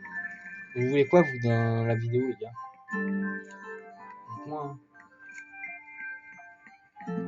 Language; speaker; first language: French; native; French